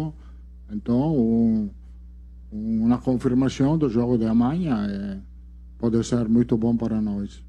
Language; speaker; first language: Portuguese; non-native, learner; Italian